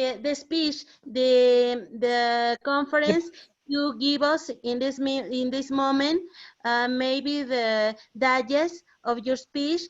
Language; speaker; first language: English; non-native, learner; Spanish